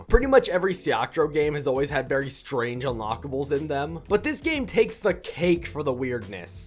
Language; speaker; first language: English; native; English